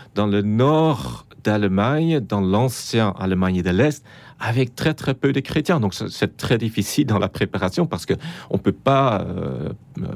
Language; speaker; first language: French; non-native, fluent; Dutch